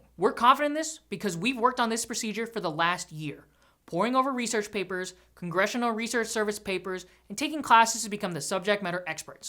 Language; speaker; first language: English; native; English